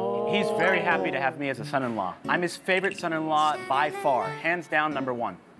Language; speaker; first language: English; native; English